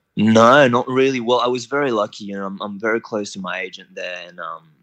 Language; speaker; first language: English; non-native, fluent; French